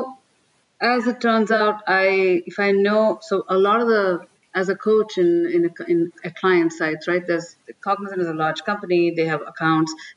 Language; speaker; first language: English; non-native, local second language; Tamil